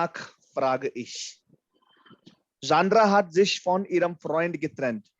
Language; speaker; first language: German; non-native, fluent; Hindi